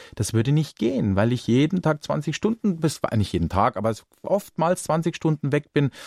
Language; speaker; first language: German; native; German